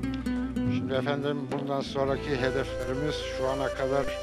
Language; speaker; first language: Turkish; native; Turkish